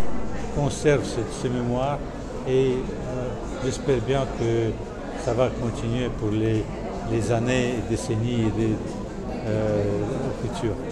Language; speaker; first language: French; non-native, fluent; Russian